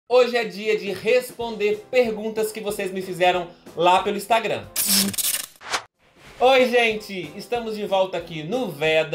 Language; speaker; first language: Portuguese; native; Portuguese